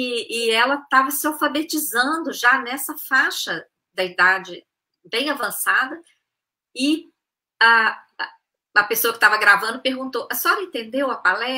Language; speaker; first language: Portuguese; native; Portuguese